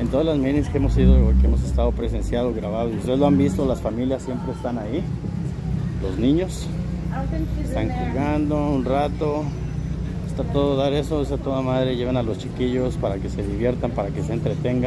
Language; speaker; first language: Spanish; native; Spanish